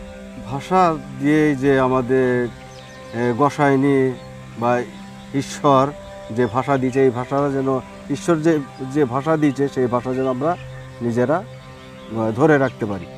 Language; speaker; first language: Bangla; non-native, local second language; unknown